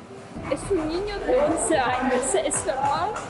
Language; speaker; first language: Spanish; non-native, fluent; Ukrainian